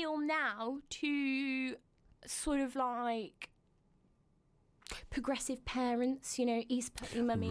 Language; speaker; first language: English; native; English